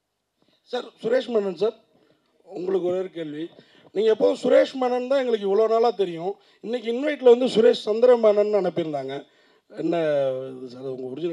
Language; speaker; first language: Tamil; native; Tamil